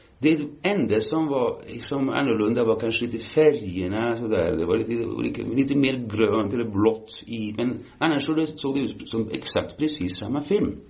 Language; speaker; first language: Swedish; early bilingual, heritage; Swedish